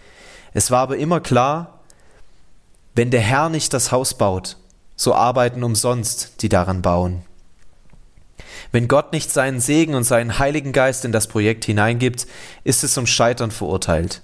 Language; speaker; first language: German; native; German